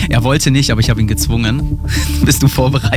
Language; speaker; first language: German; native; German